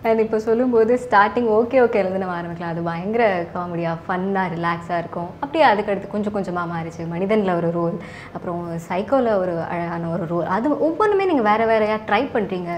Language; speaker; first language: Tamil; native; Tamil